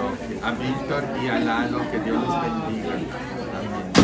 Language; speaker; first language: Spanish; non-native, fluent; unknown